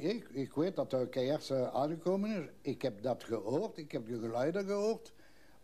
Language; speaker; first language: Dutch; non-native, local second language; French